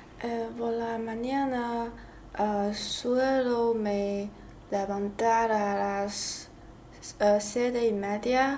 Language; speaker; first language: Spanish; non-native, learner; Chinese